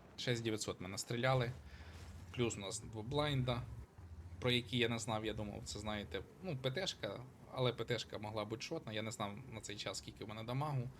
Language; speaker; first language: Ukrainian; non-native, local second language; Russian